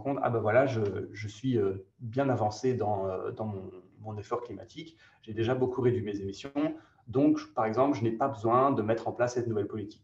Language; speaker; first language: French; native; French